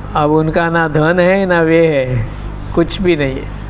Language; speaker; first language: Hindi; non-native, local second language; Marathi